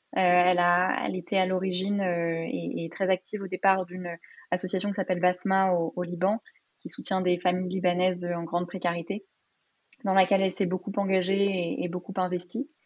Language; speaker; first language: French; early bilingual, other home language; Arabic